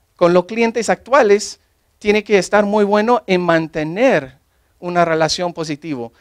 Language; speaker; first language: Spanish; non-native, fluent; English